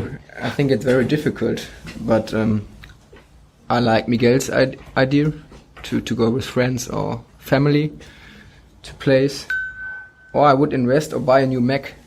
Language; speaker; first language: English; non-native, fluent; German